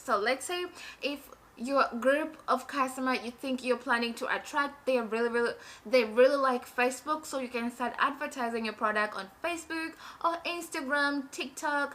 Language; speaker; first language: English; non-native, fluent; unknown